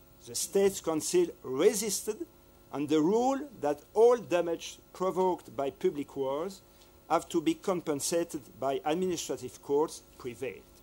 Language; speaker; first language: English; non-native, fluent; French